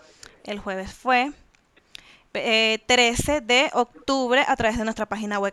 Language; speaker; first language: Spanish; native; Spanish